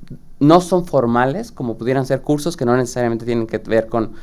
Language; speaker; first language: Spanish; native; Spanish